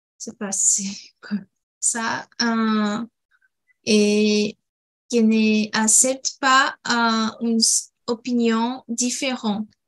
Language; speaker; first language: French; non-native, learner; Portuguese